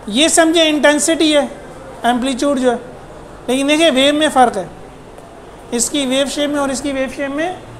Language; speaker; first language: Urdu; native; Urdu